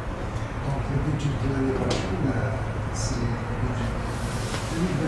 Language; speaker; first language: French; non-native, local second language; Arabic